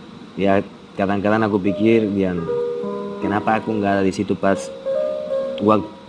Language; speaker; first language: Indonesian; non-native, fluent; Spanish